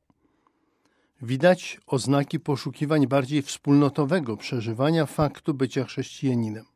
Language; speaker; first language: Polish; native; Polish